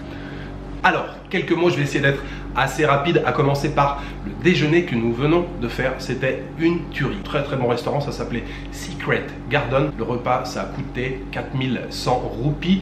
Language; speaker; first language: French; native; French